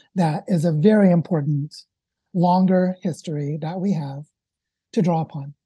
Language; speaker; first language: English; native; English